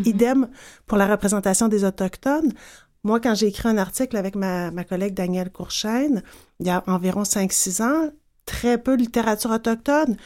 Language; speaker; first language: French; native; French